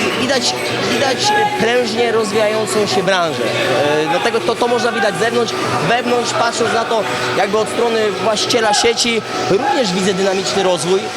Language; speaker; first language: Polish; native; Polish